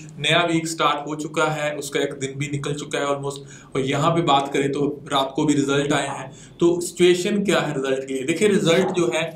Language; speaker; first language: Hindi; non-native, local second language; Punjabi